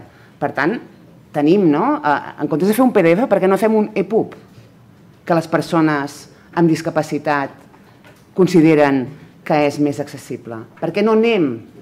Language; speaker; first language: Catalan; native; Catalan